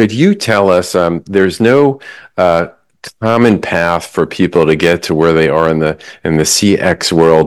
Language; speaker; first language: English; native; English